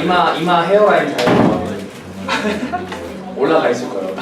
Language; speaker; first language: Korean; native; Korean